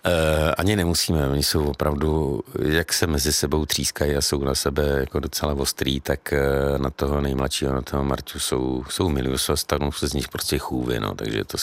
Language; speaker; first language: Czech; native; Czech